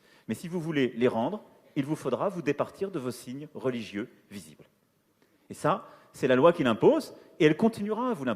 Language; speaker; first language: French; native; French